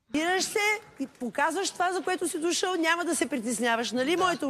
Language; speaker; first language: Bulgarian; native; Bulgarian